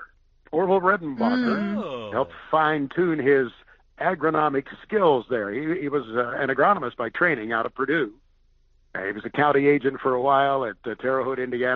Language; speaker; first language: English; native; English